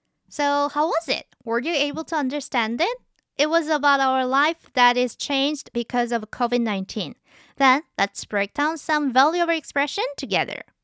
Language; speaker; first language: English; non-native, fluent; Korean